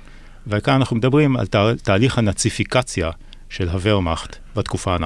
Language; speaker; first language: Hebrew; native; Hebrew